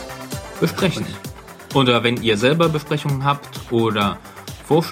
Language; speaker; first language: German; native; German